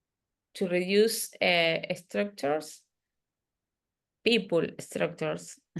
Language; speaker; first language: English; non-native, learner; Spanish